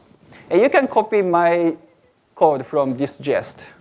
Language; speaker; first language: English; non-native, fluent; Japanese